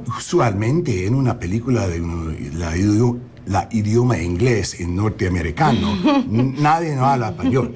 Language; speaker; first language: Spanish; non-native, learner; English